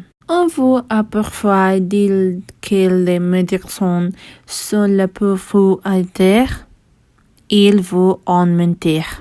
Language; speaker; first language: French; non-native, learner; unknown